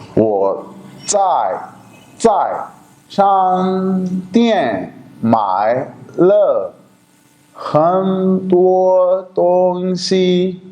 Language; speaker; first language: Chinese; non-native, fluent; Urdu